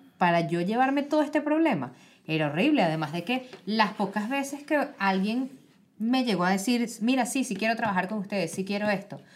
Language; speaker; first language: Spanish; native; Spanish